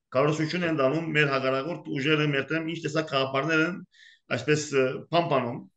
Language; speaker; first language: Armenian; early bilingual, heritage; Armenian